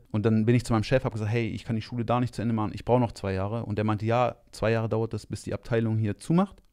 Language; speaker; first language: German; native; German